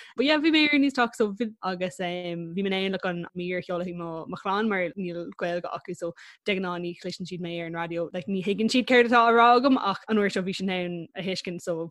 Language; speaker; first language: Irish; non-native, local second language; English